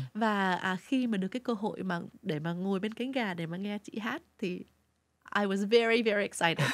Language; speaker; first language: Vietnamese; early bilingual, heritage; Vietnamese